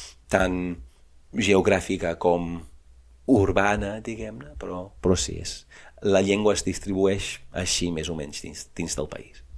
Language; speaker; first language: Catalan; non-native, fluent; English